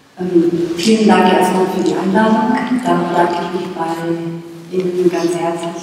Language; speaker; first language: German; non-native, fluent; Bosnian